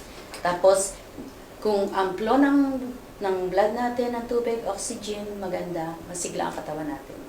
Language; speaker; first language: Filipino; native; Filipino